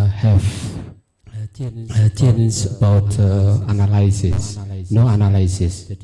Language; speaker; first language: English; non-native, learner; Indonesian